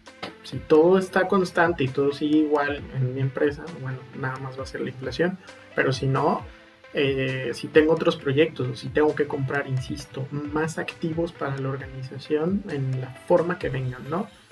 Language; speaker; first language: Spanish; native; Spanish